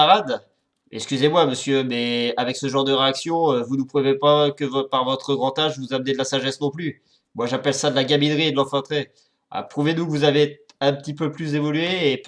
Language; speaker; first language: French; native; French